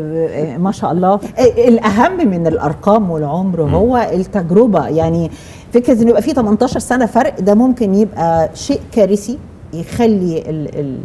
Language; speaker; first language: Arabic; native; Arabic